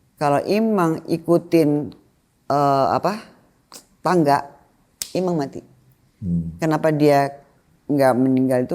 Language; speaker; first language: Indonesian; native; Indonesian